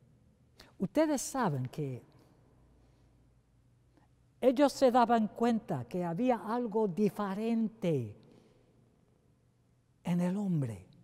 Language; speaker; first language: Spanish; non-native, fluent; English